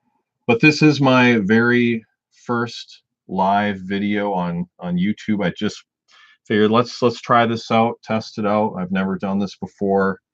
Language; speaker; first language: English; native; English